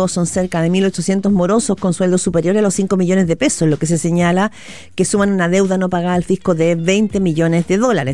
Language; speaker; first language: Spanish; native; Spanish